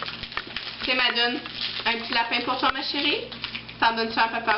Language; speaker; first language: French; native; French